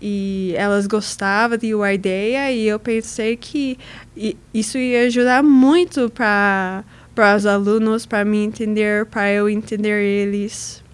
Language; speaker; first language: Portuguese; non-native, learner; English